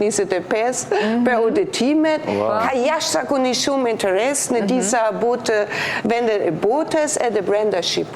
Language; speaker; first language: Albanian; non-native, fluent; German